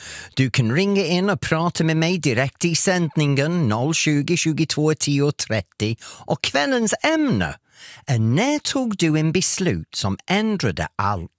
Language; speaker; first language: Swedish; non-native, fluent; English